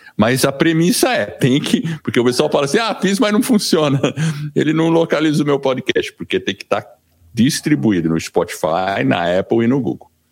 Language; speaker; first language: Portuguese; early bilingual, other home language; English